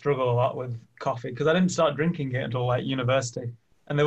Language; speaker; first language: English; native; English